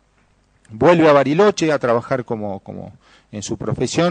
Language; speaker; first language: Spanish; native; Spanish